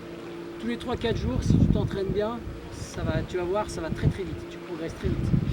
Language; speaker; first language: French; native; French